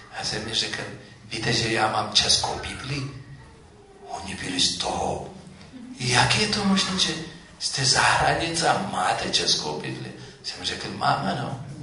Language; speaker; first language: Czech; non-native, fluent; Amharic